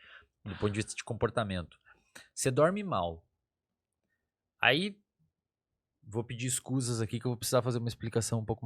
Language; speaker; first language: Portuguese; native; Portuguese